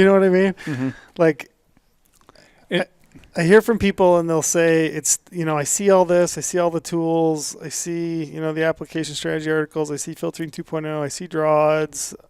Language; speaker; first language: English; native; English